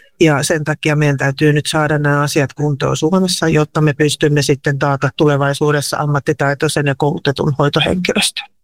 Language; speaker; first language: Finnish; native; Finnish